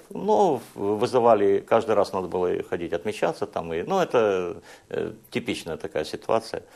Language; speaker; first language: Russian; non-native, local second language; Hungarian